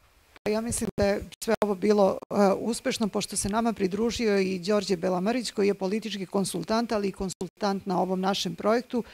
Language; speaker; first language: Bosnian; native; Bosnian